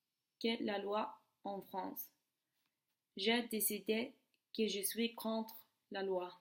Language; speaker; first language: French; non-native, learner; Swedish